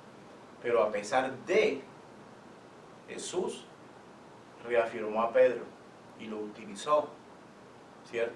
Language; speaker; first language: Spanish; native; Spanish